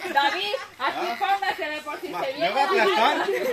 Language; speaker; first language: Spanish; native; Spanish